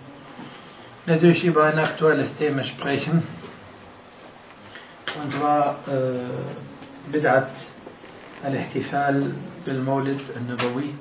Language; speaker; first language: German; non-native, fluent; Arabic